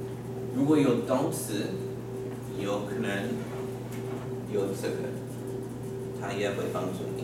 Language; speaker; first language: Chinese; non-native, fluent; English